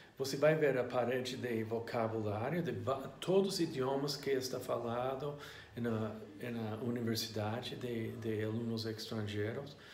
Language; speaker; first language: Portuguese; non-native, learner; English